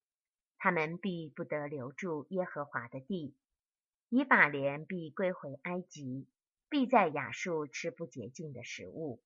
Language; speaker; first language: Chinese; native; Chinese